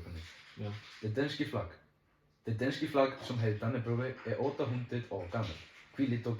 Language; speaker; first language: Danish; non-native, learner; Icelandic